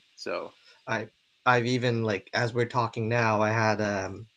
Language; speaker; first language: English; non-native, local second language; Cantonese